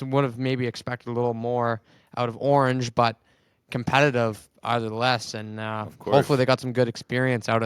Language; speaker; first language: English; native; English